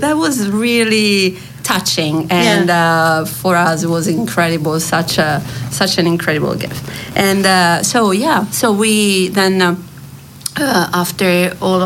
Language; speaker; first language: English; non-native, fluent; Italian